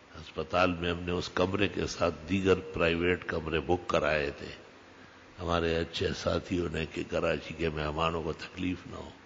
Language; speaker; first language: Urdu; non-native, local second language; Pashto